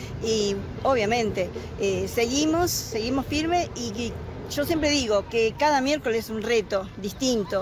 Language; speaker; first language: Spanish; native; Spanish